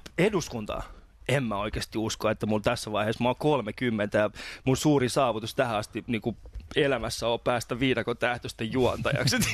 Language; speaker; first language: Finnish; early bilingual, other home language; Persian